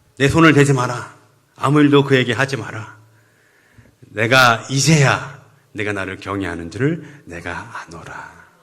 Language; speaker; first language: Korean; native; Korean